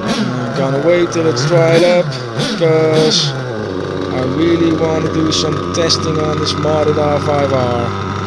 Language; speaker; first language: English; non-native, fluent; Dutch